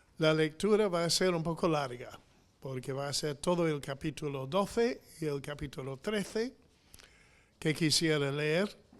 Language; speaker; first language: Spanish; non-native, fluent; English